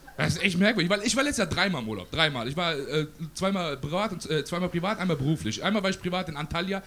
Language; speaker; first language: German; early bilingual, other home language; Persian